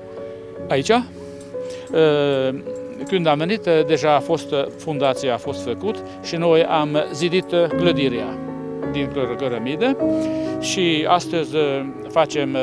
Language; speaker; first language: Romanian; non-native, local second language; Hungarian